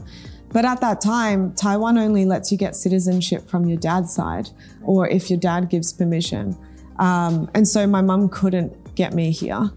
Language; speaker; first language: English; early bilingual, other home language; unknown